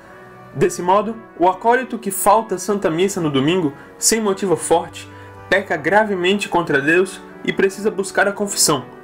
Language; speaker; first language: Portuguese; native; Portuguese